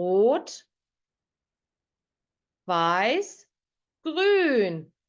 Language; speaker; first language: German; non-native, fluent; Turkish